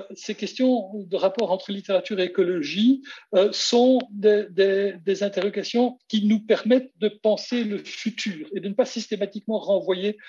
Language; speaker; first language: French; native; French